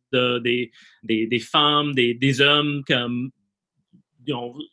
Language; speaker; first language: French; non-native, fluent; English